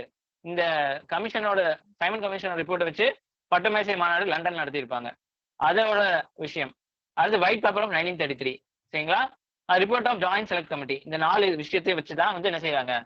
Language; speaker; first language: Tamil; native; Tamil